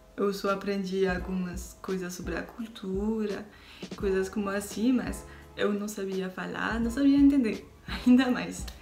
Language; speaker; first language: Portuguese; non-native, learner; French